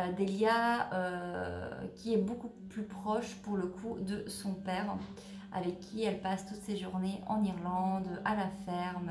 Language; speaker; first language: French; native; French